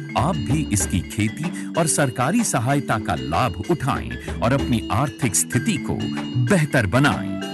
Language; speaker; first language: Hindi; native; Hindi